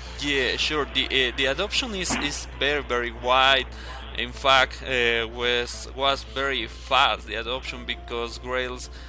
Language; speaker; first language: English; non-native, learner; Spanish